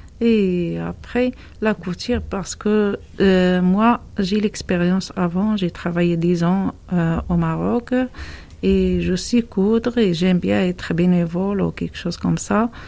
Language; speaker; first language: French; non-native, learner; Arabic